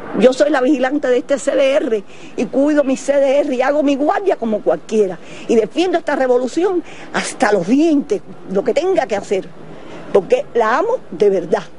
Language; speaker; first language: Spanish; native; Spanish